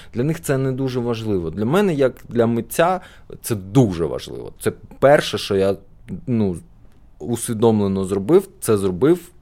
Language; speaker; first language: Ukrainian; non-native, local second language; Russian